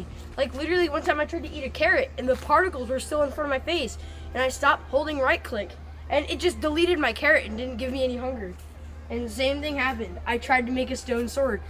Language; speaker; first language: English; native; English